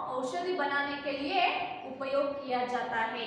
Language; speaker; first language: Hindi; non-native, local second language; Kannada